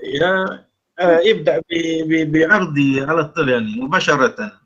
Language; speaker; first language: Arabic; non-native, fluent; Malay